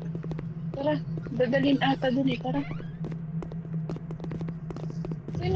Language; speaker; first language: Filipino; native; Filipino